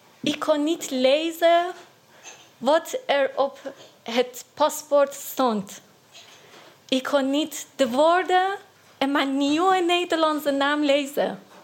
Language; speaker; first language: Dutch; non-native, learner; Persian